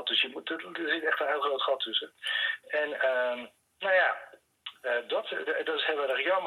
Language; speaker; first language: Dutch; native; Dutch